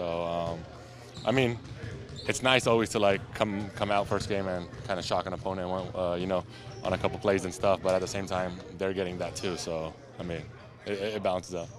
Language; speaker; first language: English; non-native, fluent; Lithuanian